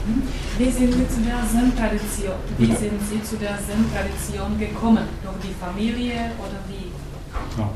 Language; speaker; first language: German; non-native, fluent; Czech